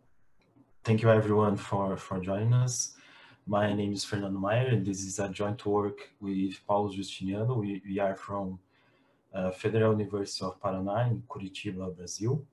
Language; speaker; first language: English; non-native, fluent; Portuguese